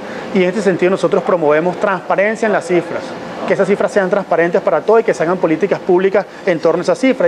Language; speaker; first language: Spanish; native; Spanish